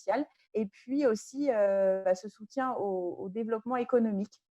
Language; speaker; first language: French; native; French